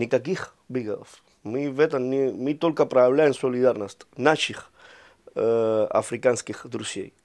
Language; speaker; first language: Russian; non-native, fluent; Spanish